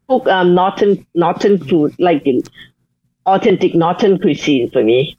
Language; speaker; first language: English; non-native, learner; Thai